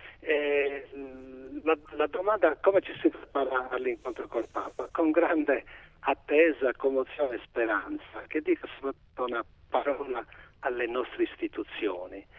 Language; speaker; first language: Italian; native; Italian